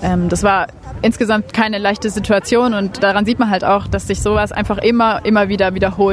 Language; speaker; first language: German; native; German